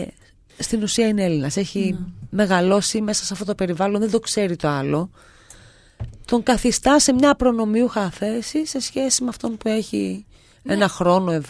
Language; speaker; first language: Greek; native; Greek